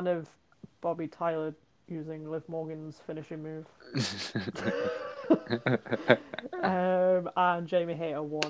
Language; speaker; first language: English; native; English